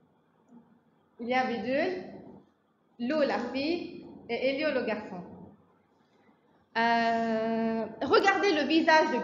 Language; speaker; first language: French; non-native, fluent; Arabic